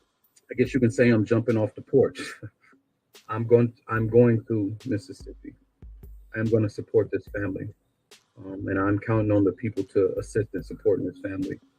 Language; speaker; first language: English; native; English